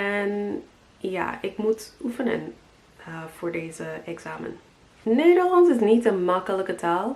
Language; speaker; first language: Dutch; non-native, learner; English